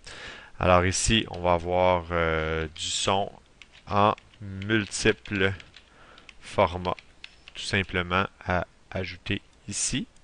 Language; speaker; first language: French; native; French